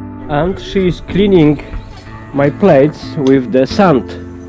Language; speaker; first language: English; non-native, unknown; Polish